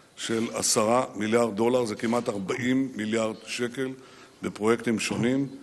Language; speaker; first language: Hebrew; native; Hebrew